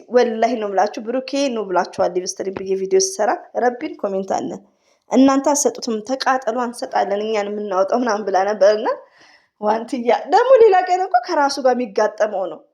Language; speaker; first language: Amharic; native; Amharic